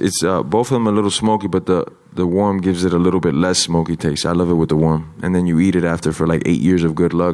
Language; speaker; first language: English; early bilingual, other home language; Spanish